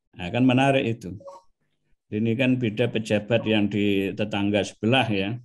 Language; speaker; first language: Indonesian; non-native, local second language; Javanese